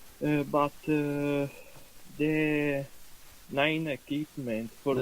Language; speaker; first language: English; non-native, learner; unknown